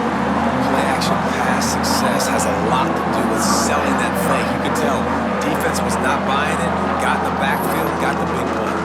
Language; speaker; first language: English; native; English